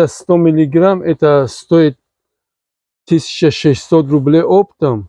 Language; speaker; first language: Russian; non-native, learner; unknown